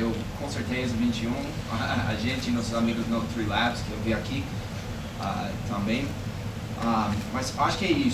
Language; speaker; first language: Portuguese; non-native, fluent; English